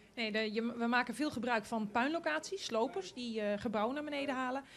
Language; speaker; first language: Dutch; non-native, fluent; Polish